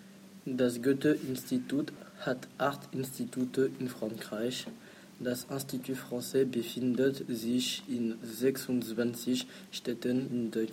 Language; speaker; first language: German; non-native, learner; French